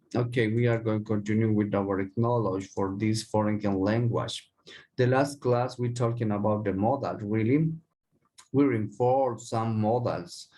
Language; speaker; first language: English; non-native, learner; Spanish